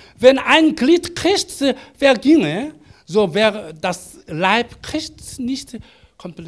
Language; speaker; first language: German; non-native, learner; Korean